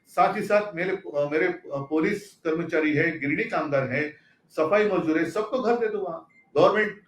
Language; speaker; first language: Hindi; non-native, local second language; Marathi